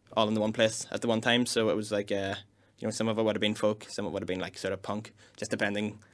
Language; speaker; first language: English; native; English